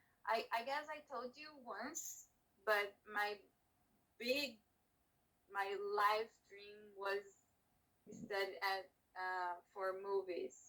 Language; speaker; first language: English; non-native, learner; Portuguese